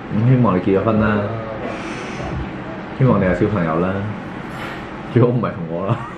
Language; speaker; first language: Chinese; native; Chinese